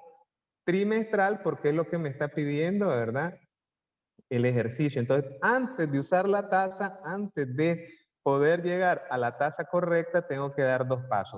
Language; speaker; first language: Spanish; native; Spanish